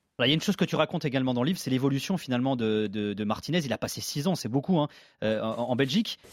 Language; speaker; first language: French; native; French